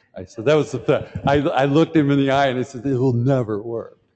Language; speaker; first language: English; native; English